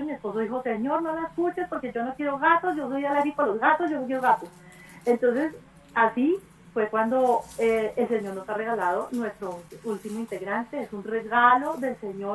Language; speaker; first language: Spanish; native; Spanish